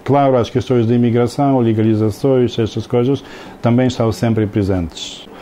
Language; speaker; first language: Portuguese; non-native, learner; Russian